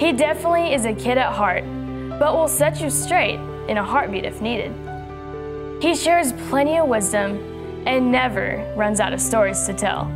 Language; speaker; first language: English; native; English